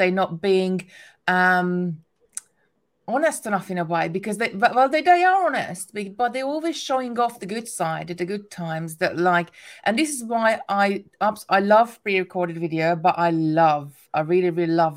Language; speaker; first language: English; non-native, fluent; Hungarian